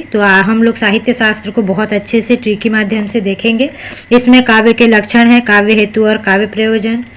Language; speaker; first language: Hindi; native; Hindi